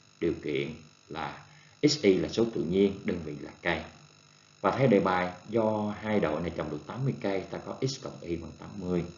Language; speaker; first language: Vietnamese; native; Vietnamese